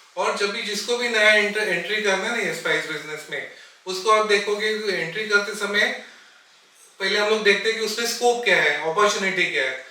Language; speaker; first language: Hindi; non-native, local second language; Marathi